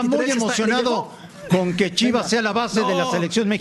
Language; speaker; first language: Spanish; native; Spanish